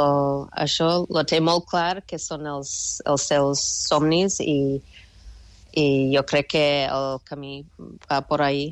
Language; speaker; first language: Catalan; non-native, fluent; English